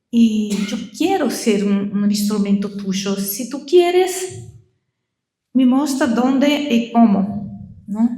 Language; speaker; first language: Spanish; non-native, learner; Portuguese